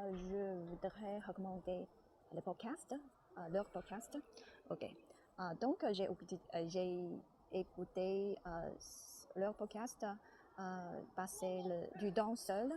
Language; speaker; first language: French; non-native, learner; Chinese